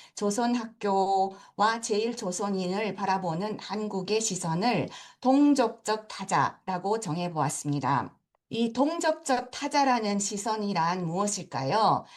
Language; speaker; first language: Korean; early bilingual, heritage; Japanese